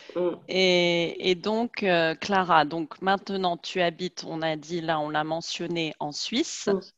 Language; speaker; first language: French; native; French